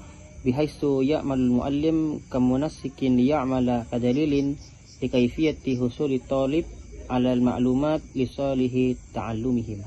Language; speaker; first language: Arabic; non-native, learner; Indonesian